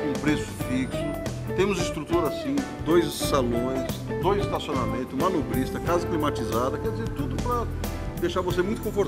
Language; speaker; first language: Portuguese; native; Portuguese